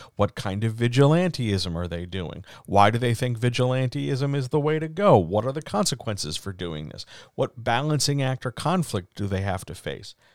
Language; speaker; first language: English; native; English